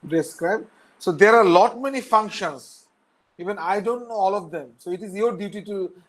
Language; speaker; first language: English; non-native, local second language; Bangla